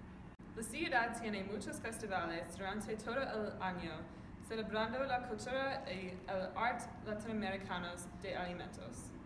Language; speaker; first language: Spanish; non-native, learner; English